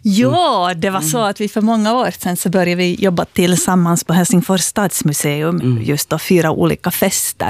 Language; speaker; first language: Swedish; native; Swedish